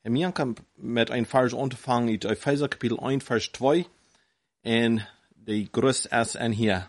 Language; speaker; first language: German; non-native, learner; Plautdietsch